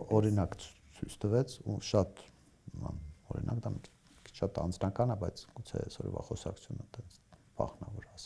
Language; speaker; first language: Armenian; native; Armenian